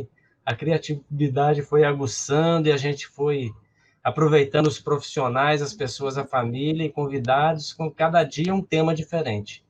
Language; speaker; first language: Portuguese; native; Portuguese